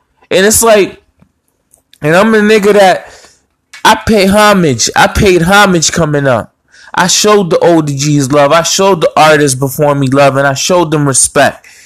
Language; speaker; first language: English; native; English